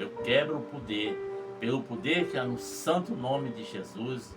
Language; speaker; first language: Portuguese; native; Portuguese